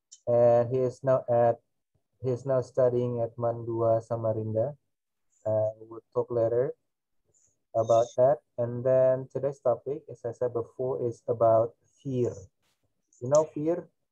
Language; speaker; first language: English; non-native, fluent; Indonesian